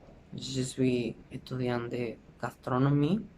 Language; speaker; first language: French; non-native, learner; Spanish